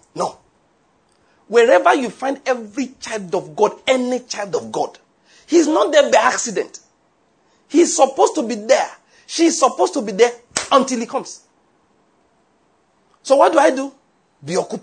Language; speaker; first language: English; non-native, local second language; Yoruba